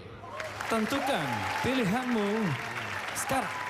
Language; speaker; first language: Indonesian; native; Indonesian